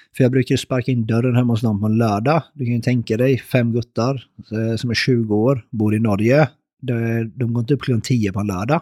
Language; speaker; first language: Swedish; early bilingual, other home language; Persian